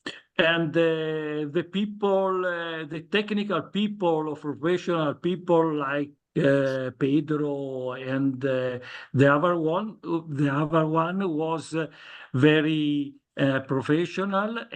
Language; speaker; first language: English; non-native, learner; Italian